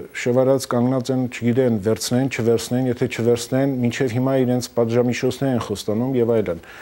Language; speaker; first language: Armenian; early bilingual, heritage; Armenian